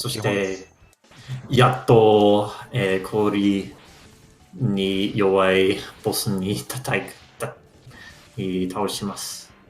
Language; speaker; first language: Japanese; non-native, learner; English